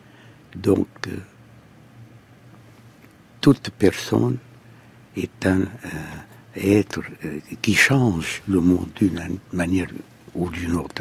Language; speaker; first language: French; non-native, fluent; Arabic